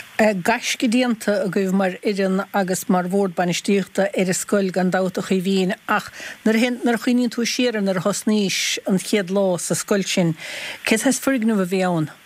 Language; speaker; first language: Irish; native; Irish